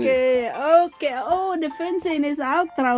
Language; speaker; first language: German; non-native, learner; Filipino